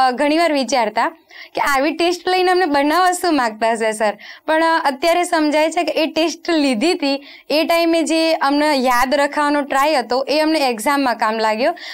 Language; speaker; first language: Gujarati; non-native, local second language; Rajasthani